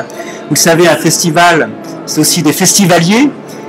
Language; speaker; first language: French; native; French